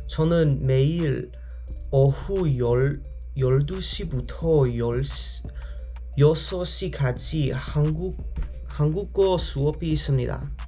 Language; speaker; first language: Korean; non-native, learner; English